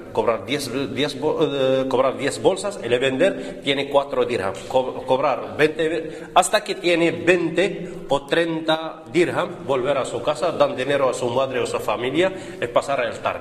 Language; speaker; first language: Spanish; non-native, learner; Arabic